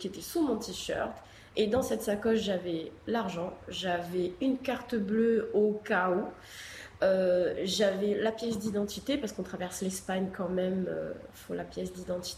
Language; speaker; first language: French; native; French